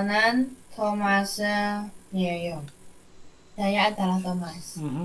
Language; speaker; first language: Korean; non-native, learner; Indonesian